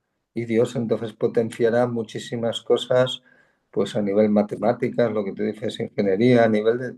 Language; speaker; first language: Spanish; native; Spanish